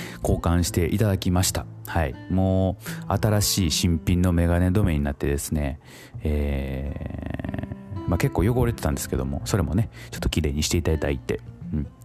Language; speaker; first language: Japanese; native; Japanese